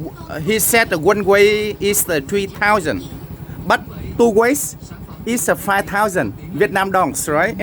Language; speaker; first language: English; non-native, learner; Vietnamese